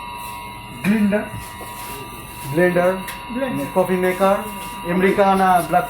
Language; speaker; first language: English; non-native, learner; Bangla